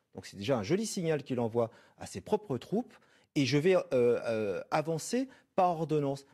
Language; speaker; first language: French; native; French